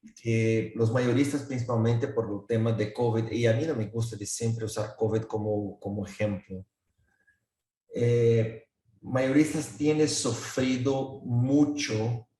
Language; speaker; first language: Spanish; non-native, fluent; Portuguese